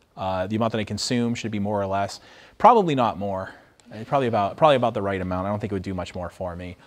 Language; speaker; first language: English; native; English